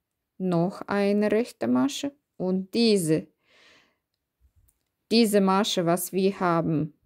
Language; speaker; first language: German; non-native, learner; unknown